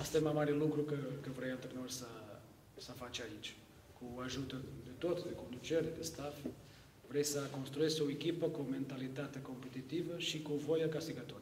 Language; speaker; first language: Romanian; non-native, learner; Portuguese